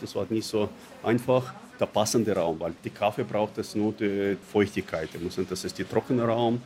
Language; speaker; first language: German; non-native, learner; Russian